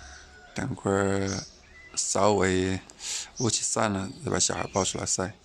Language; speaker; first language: Chinese; native; Chinese